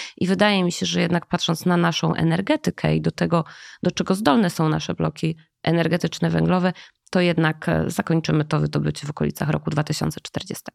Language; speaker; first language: Polish; native; Polish